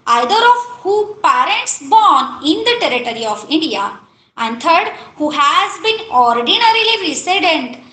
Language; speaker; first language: English; non-native, local second language; Marathi